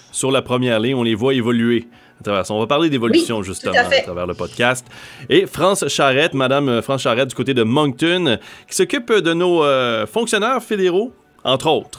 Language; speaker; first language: French; native; French